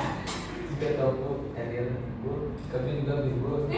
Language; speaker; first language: Indonesian; non-native, learner; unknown